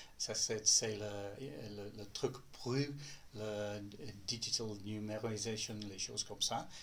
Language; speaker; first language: French; non-native, learner; English